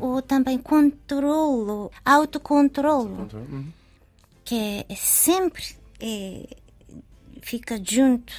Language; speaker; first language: Portuguese; non-native, learner; Japanese